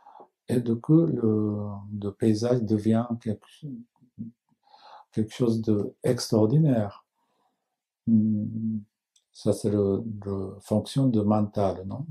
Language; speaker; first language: French; non-native, learner; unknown